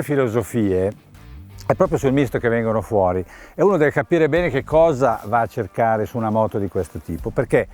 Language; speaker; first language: Italian; native; Italian